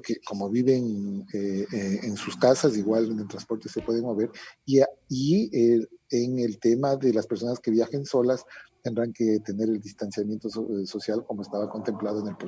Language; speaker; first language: Spanish; native; Spanish